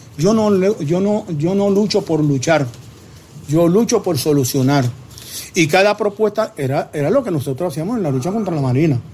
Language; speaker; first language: Spanish; native; Spanish